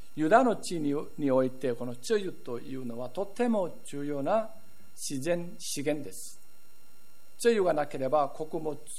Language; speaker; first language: Japanese; non-native, fluent; Korean